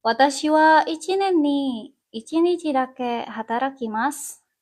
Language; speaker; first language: Japanese; non-native, learner; Indonesian